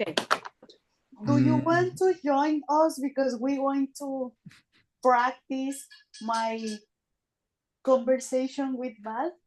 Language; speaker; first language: English; non-native, learner; Spanish